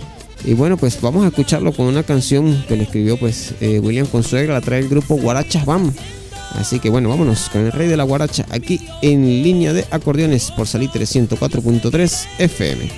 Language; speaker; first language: Spanish; native; Spanish